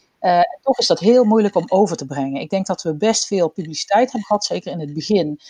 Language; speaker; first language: Dutch; native; Dutch